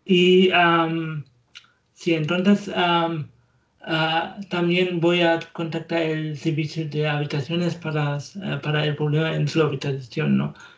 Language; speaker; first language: Spanish; non-native, learner; German